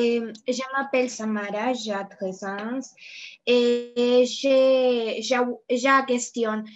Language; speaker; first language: French; non-native, learner; Spanish